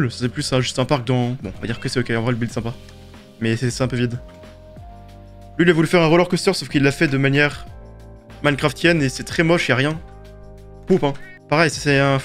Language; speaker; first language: French; native; French